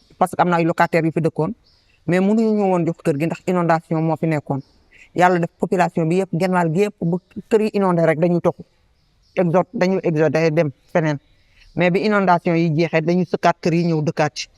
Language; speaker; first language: Wolof; non-native, local second language; Fula